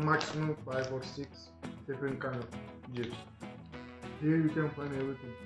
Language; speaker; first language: English; non-native, learner; Turkish